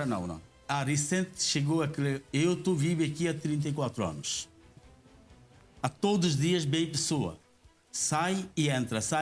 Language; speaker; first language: Portuguese; non-native, learner; Bangla